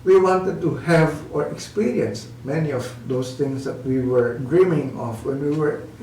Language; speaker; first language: English; non-native, local second language; Filipino